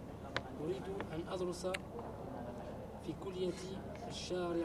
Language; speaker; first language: Arabic; non-native, learner; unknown